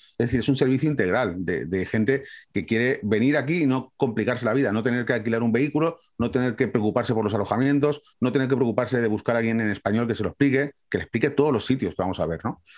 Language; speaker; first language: Spanish; native; Spanish